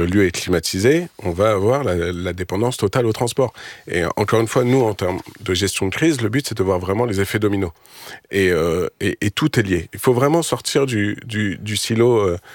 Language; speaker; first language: French; native; French